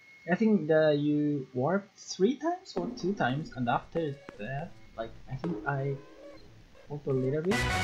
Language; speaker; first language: English; non-native, learner; Japanese